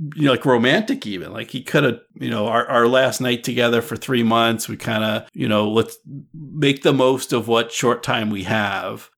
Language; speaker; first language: English; native; English